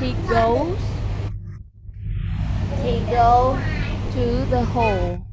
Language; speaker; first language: English; non-native, fluent; Vietnamese